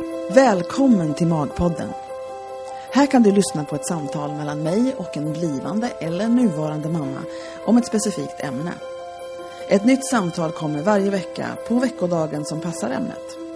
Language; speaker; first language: Swedish; native; Swedish